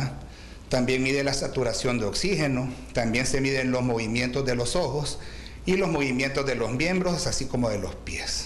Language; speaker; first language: Spanish; native; Spanish